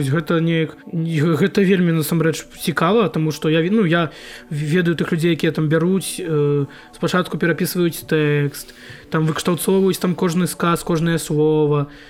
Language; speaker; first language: Belarusian; non-native, local second language; Russian